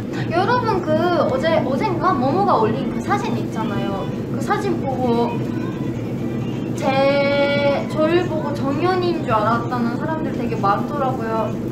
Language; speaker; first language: Korean; non-native, fluent; Japanese